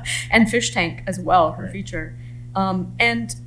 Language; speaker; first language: English; native; English